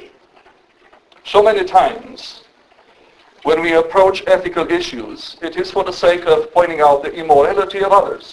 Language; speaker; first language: English; non-native, fluent; Romanian